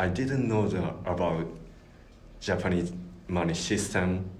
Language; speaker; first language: English; non-native, learner; Japanese